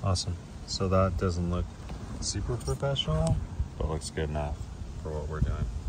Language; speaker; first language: English; native; English